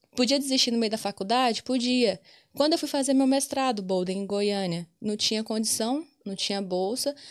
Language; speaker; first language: Portuguese; native; Portuguese